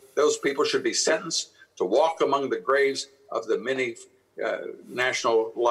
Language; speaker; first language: English; native; English